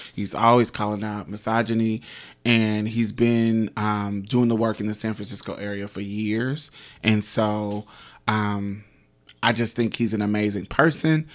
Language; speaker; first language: English; native; English